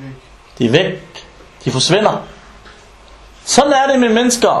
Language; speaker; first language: Danish; early bilingual, other home language; Arabic